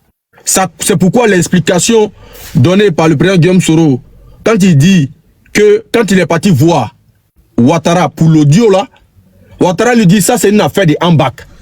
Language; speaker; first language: French; native; French